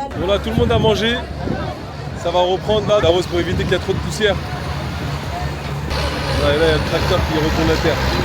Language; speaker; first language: French; native; French